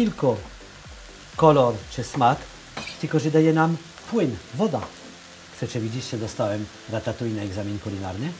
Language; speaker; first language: Polish; non-native, learner; French